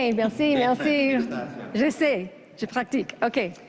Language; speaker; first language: French; non-native, learner; English